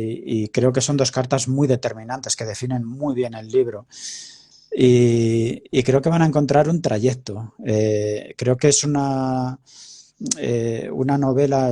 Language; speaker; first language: Spanish; native; Spanish